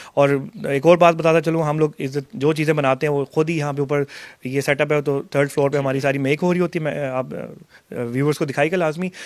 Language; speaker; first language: Urdu; non-native, local second language; Punjabi